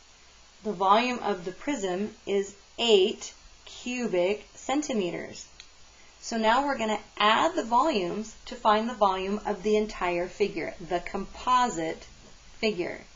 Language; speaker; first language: English; native; English